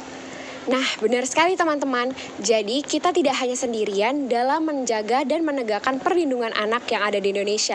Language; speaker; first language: Indonesian; native; Indonesian